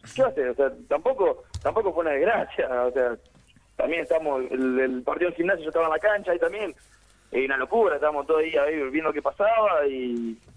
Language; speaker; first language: Spanish; native; Spanish